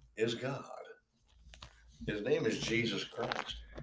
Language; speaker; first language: English; native; English